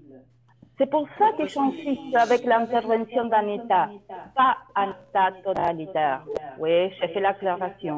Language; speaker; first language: French; non-native, learner; Spanish